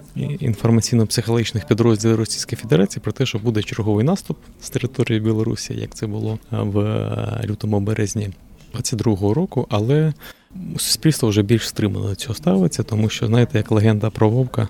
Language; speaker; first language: Ukrainian; native; Ukrainian